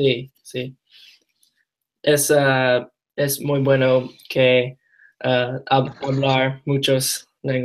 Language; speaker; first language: Spanish; non-native, learner; English